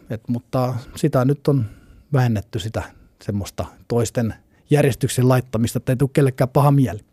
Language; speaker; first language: Finnish; native; Finnish